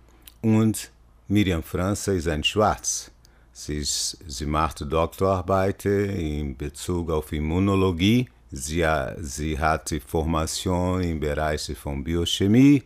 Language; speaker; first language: German; non-native, fluent; Portuguese